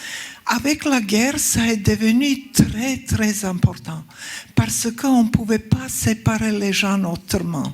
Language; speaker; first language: French; non-native, fluent; Croatian